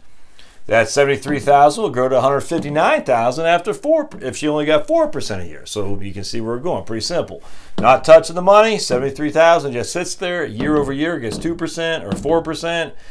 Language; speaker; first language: English; native; English